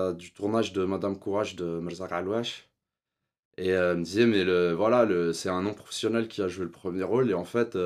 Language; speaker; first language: French; native; French